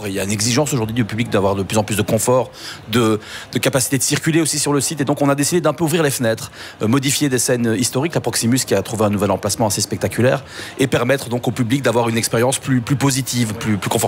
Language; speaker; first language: French; native; French